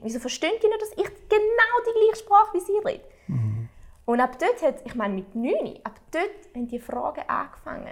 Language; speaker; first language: German; early bilingual, other home language; Albanian